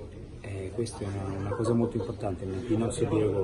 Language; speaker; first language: Italian; non-native, fluent; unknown